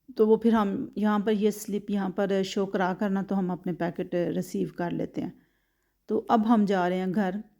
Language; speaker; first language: Urdu; native; Urdu